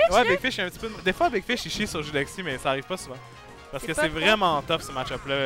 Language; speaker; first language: French; native; French